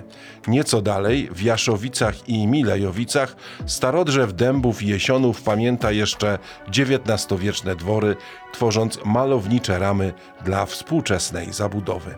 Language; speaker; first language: Polish; native; Polish